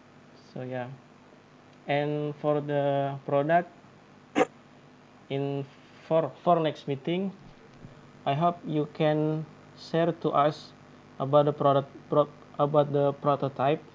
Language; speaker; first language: English; non-native, learner; Indonesian